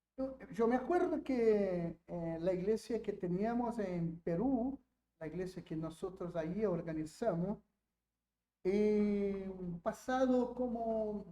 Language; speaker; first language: Spanish; non-native, fluent; Portuguese